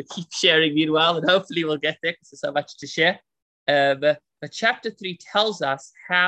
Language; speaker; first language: English; native; English